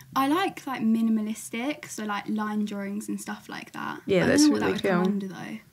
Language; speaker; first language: English; native; English